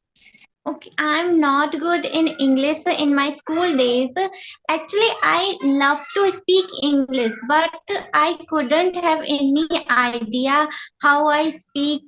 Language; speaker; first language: English; non-native, learner; Hindi